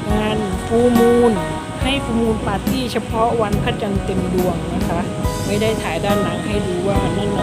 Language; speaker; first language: Thai; non-native, local second language; Northeastern Thai